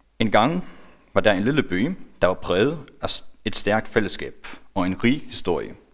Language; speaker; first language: Danish; non-native, local second language; Faroese